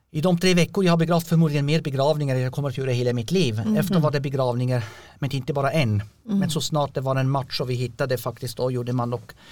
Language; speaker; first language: Swedish; non-native, fluent; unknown